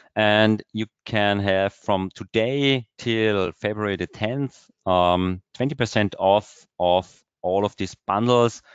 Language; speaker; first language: English; non-native, fluent; German